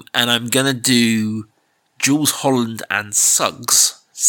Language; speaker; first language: English; native; English